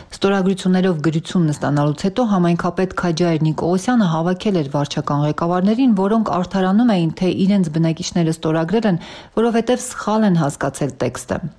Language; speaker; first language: Armenian; native; Armenian